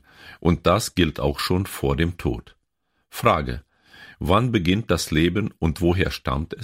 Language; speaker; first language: German; native; German